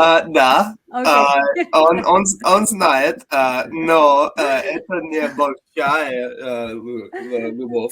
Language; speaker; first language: Russian; non-native, learner; English